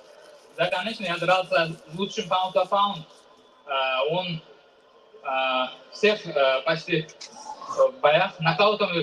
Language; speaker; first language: Russian; non-native, fluent; Uzbek